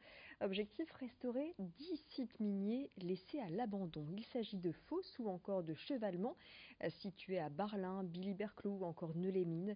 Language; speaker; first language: French; native; French